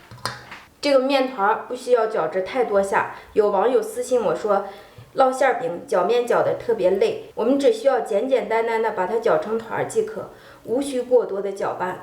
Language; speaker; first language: Chinese; native; Chinese